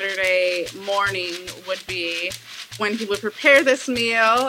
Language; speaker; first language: English; native; English